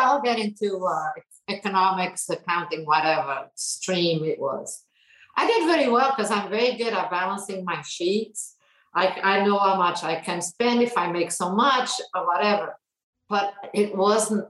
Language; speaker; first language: English; non-native, fluent; Portuguese